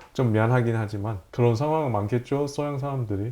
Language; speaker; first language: Korean; non-native, fluent; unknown